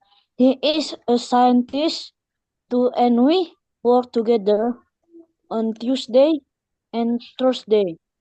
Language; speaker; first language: English; non-native, learner; Indonesian